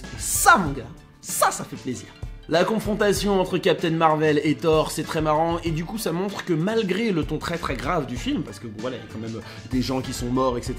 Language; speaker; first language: French; native; French